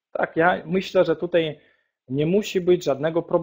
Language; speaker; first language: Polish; non-native, fluent; Russian